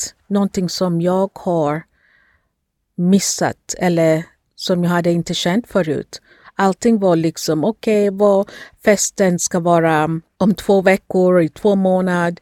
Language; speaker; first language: Swedish; non-native, fluent; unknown